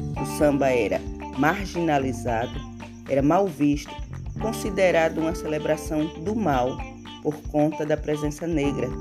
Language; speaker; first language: Portuguese; native; Portuguese